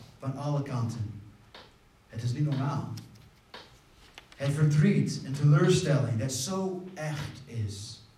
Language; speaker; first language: Dutch; non-native, fluent; English